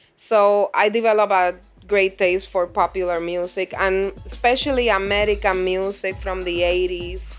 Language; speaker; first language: English; non-native, fluent; Spanish